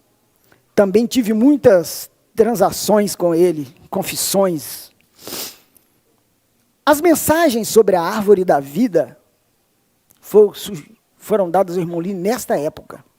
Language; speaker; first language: Portuguese; native; Portuguese